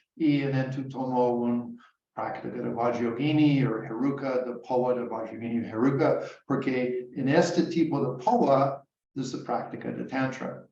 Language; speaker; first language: Spanish; non-native, learner; English